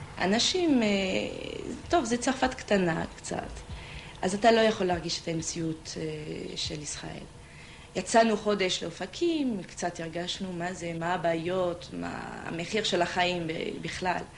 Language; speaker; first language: Hebrew; non-native, fluent; French